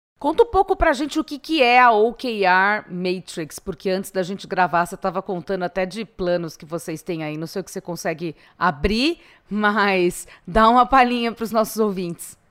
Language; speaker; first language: Portuguese; native; Portuguese